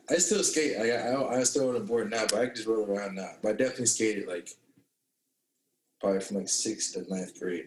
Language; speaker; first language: English; native; English